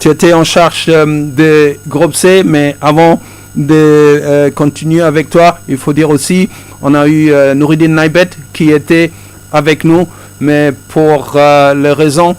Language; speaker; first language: French; non-native, fluent; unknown